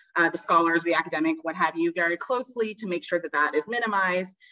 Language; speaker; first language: English; native; English